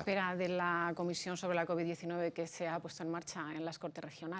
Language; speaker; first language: Spanish; native; Spanish